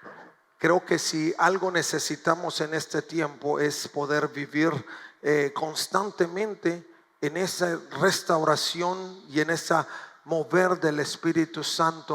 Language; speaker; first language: Spanish; native; Spanish